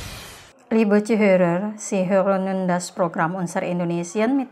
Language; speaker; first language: German; non-native, fluent; Indonesian